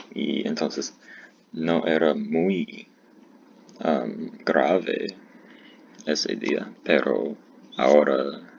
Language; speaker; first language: Spanish; non-native, learner; English